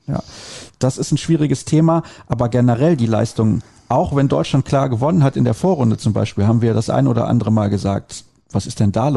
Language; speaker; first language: German; native; German